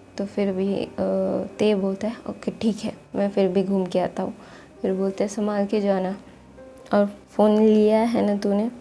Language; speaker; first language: Hindi; non-native, local second language; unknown